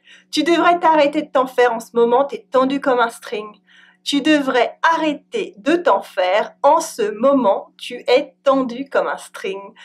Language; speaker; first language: French; native; French